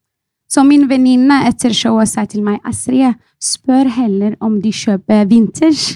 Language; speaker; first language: Norwegian; non-native, fluent; Arabic